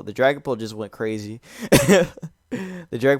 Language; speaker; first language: English; native; English